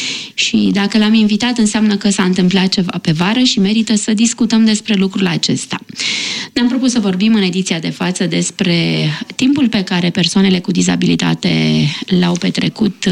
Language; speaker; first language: Romanian; native; Romanian